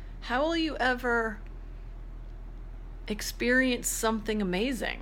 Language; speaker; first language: English; native; English